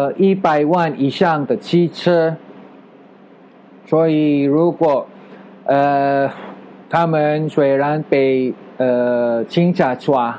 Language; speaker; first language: Chinese; non-native, fluent; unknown